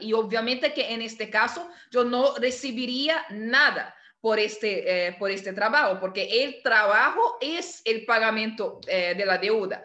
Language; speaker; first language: Spanish; non-native, fluent; Portuguese